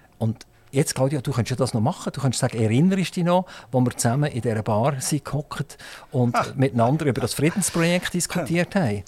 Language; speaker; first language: German; native; German